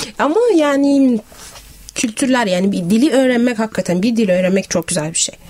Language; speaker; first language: Turkish; non-native, fluent; Arabic